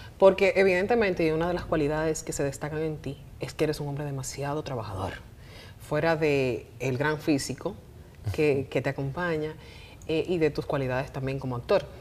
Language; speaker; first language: Spanish; native; Spanish